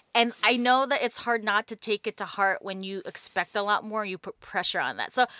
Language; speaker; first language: English; native; English